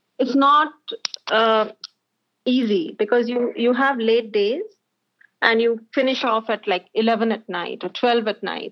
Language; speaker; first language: English; non-native, local second language; Hindi